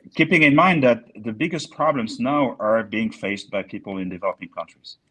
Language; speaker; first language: English; non-native, fluent; French